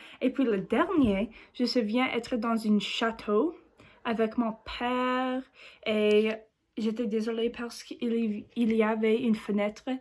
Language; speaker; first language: French; non-native, learner; English